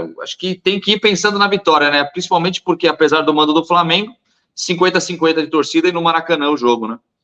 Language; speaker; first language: Portuguese; native; Portuguese